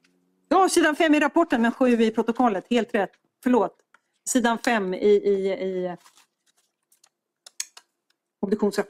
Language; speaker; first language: Swedish; native; Swedish